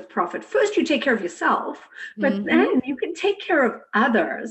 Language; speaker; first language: English; native; English